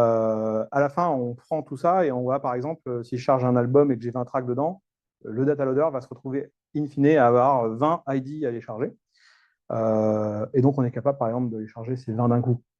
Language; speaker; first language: French; native; French